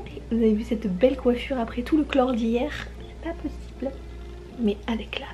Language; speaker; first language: French; native; French